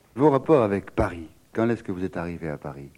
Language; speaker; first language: French; native; French